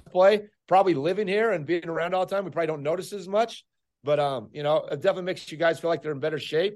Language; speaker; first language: English; native; English